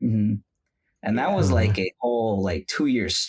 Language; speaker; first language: English; early bilingual, other home language; Spanish